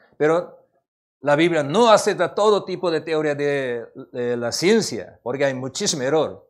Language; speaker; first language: Spanish; non-native, learner; Korean